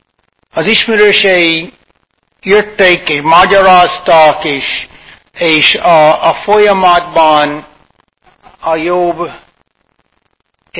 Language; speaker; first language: Hungarian; non-native, fluent; English